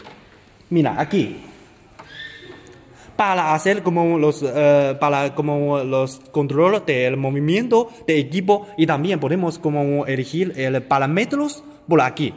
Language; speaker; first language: Spanish; non-native, learner; Chinese